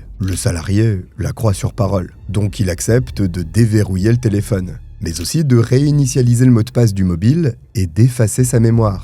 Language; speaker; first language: French; native; French